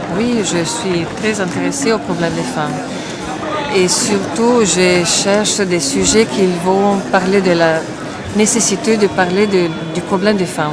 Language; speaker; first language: French; non-native, fluent; Italian